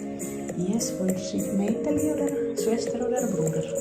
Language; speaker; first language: German; non-native, learner; Indonesian